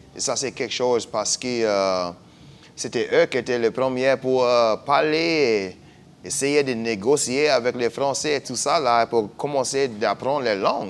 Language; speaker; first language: French; non-native, fluent; English